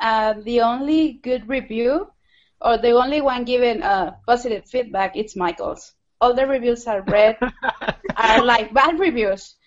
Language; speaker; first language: English; non-native, fluent; Spanish